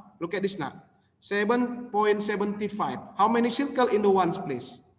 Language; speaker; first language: English; non-native, local second language; Indonesian